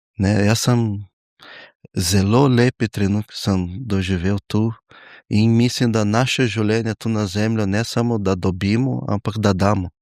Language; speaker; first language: Slovenian; non-native, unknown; Portuguese